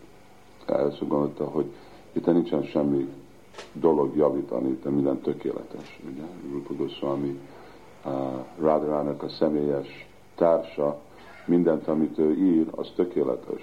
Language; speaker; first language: Hungarian; early bilingual, heritage; Hungarian